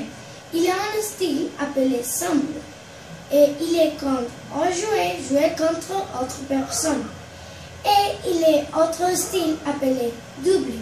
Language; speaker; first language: French; non-native, learner; Spanish